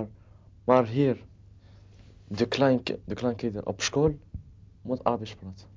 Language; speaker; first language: Dutch; non-native, learner; Arabic